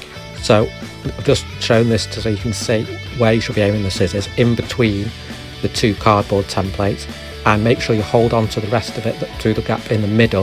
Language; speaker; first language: English; native; English